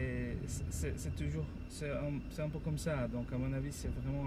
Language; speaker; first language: French; non-native, fluent; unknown